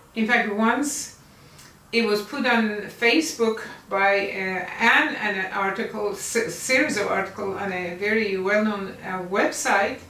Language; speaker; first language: English; non-native, fluent; Persian